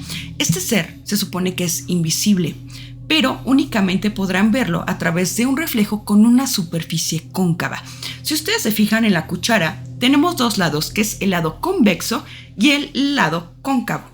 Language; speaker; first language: Spanish; native; Spanish